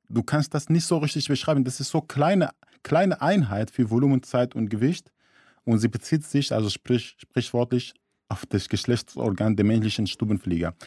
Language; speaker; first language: German; non-native, fluent; Arabic